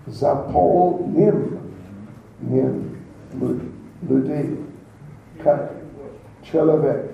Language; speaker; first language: Russian; non-native, learner; English